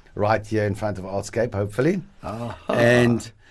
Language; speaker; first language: English; native; English